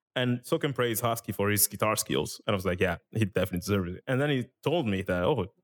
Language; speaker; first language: English; non-native, fluent; Italian